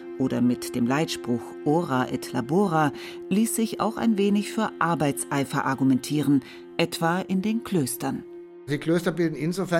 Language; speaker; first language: German; native; German